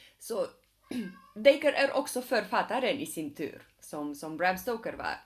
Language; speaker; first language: Swedish; non-native, fluent; Romanian